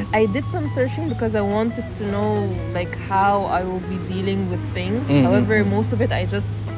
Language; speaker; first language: English; non-native, fluent; Arabic